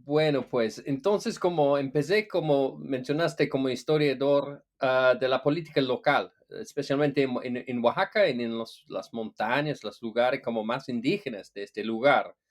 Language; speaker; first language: Spanish; non-native, fluent; English